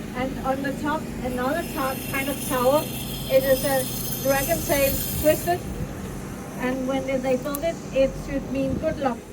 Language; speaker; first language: English; non-native, fluent; Danish